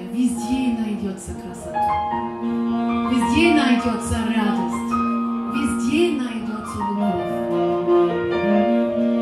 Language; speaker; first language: Russian; non-native, learner; German